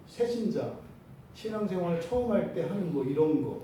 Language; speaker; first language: Korean; native; Korean